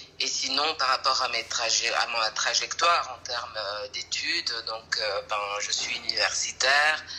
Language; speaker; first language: French; early bilingual, other home language; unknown